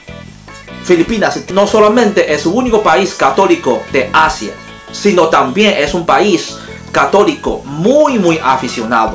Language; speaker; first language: Spanish; non-native, fluent; Chinese